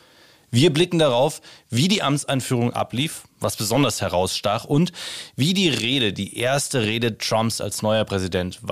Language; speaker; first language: German; native; German